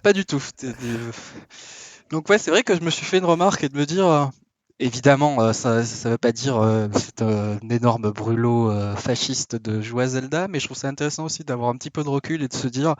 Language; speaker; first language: French; native; French